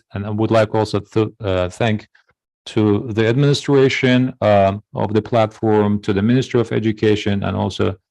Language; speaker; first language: English; non-native, fluent; Azerbaijani